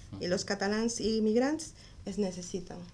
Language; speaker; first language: Catalan; non-native, learner; Spanish